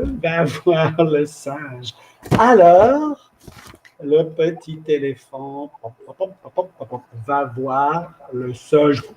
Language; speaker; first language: French; non-native, fluent; English